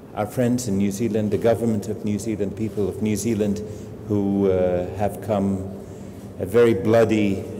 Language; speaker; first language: English; non-native, fluent; Arabic